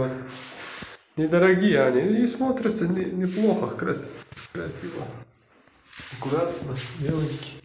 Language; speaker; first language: Russian; non-native, learner; Uzbek